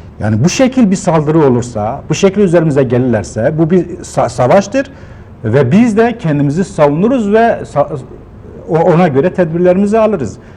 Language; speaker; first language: Turkish; non-native, local second language; Kurdish